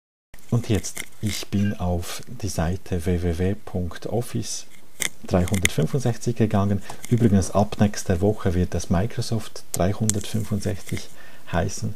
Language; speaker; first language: German; non-native, fluent; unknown